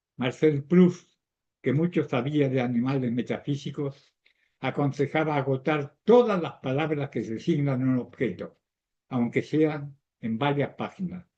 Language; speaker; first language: Spanish; native; Spanish